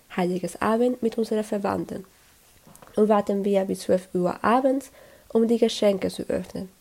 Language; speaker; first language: German; non-native, fluent; Spanish